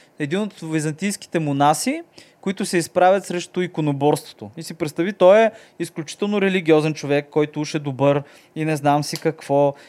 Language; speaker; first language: Bulgarian; native; Bulgarian